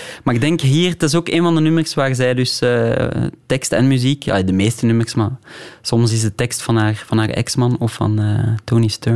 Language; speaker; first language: Dutch; native; Dutch